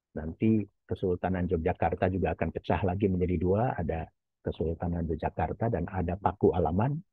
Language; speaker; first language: Indonesian; non-native, local second language; Javanese